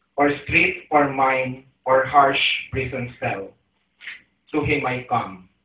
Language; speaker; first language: English; non-native, local second language; Filipino